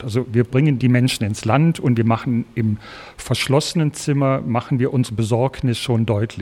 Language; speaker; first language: German; native; German